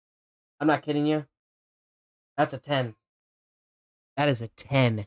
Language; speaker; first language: English; native; English